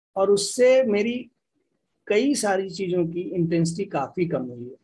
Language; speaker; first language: Hindi; native; Hindi